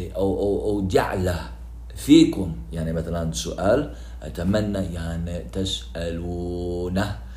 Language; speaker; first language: Arabic; non-native, learner; English